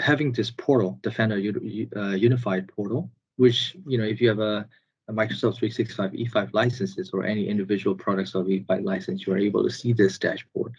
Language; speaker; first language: English; non-native, fluent; Burmese